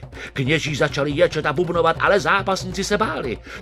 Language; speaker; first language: Czech; native; Czech